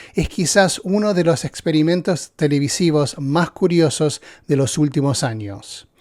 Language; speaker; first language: Spanish; early bilingual, heritage; Spanish